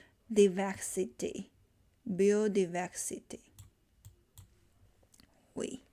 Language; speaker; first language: French; non-native, learner; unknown